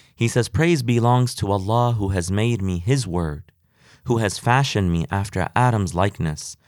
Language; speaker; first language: English; native; English